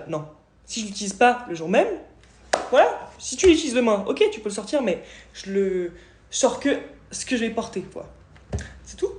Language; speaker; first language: French; native; French